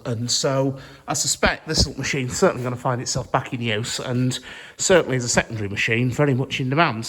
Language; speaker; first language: English; native; English